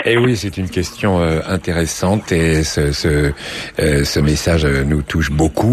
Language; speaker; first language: French; native; French